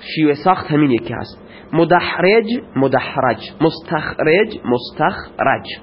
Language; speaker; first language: Persian; non-native, local second language; Baluchi